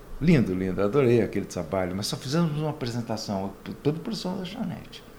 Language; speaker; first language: Portuguese; native; Portuguese